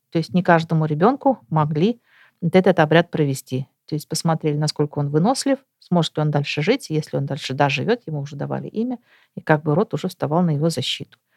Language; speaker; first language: Russian; native; Russian